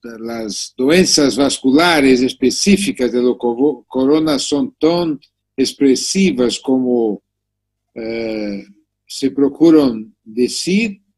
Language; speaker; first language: Spanish; non-native, learner; Portuguese